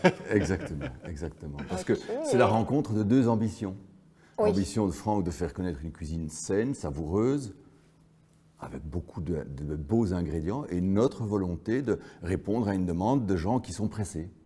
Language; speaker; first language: French; native; French